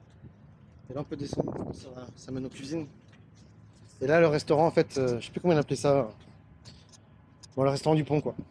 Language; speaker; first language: French; native; French